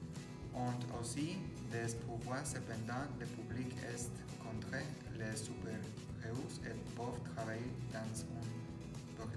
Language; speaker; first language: French; non-native, learner; Spanish